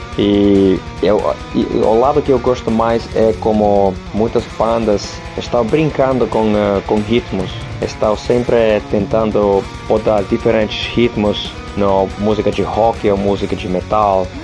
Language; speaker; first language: Portuguese; non-native, learner; Finnish